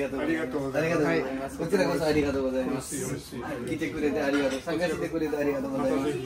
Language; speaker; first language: Japanese; non-native, learner; Nepali